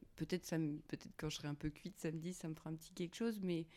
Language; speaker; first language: French; native; French